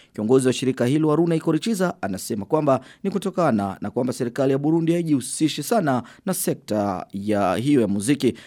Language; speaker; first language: Swahili; non-native, local second language; Rundi